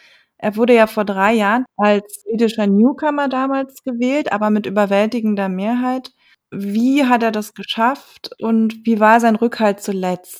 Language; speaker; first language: German; native; German